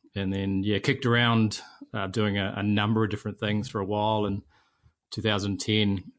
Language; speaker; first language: English; native; English